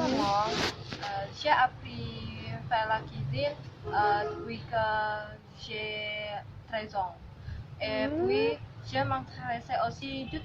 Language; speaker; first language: French; non-native, learner; Indonesian